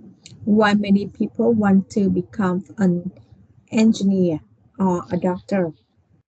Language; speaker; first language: English; non-native, learner; Vietnamese